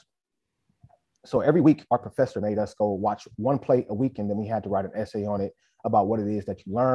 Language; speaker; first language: English; native; English